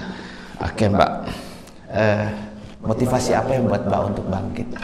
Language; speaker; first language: Indonesian; native; Indonesian